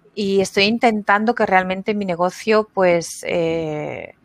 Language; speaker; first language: Spanish; native; Spanish